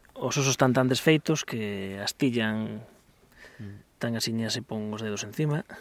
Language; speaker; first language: Galician; native; Galician